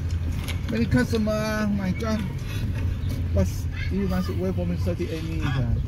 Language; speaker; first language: English; non-native, learner; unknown